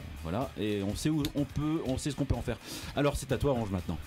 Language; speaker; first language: French; native; French